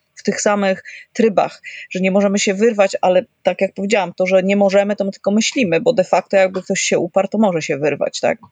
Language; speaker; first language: Polish; native; Polish